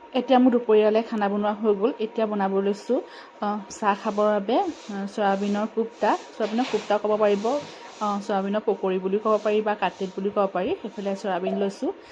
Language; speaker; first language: Assamese; native; Assamese